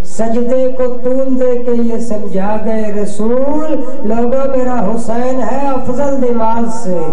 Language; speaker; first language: Urdu; non-native, local second language; Punjabi